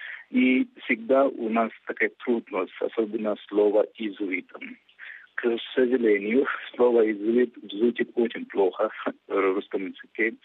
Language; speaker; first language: Russian; non-native, fluent; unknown